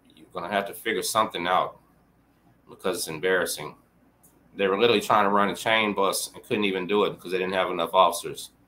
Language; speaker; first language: English; native; English